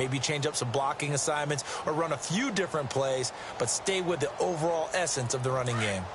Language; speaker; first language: English; native; English